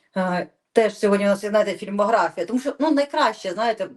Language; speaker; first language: Ukrainian; native; Ukrainian